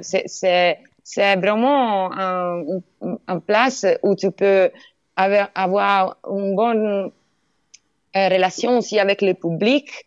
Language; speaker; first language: French; non-native, learner; Italian